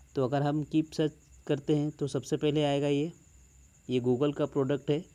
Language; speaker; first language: Hindi; non-native, local second language; Bangla